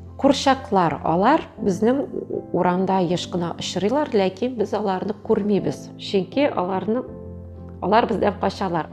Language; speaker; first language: Tatar; native; Tatar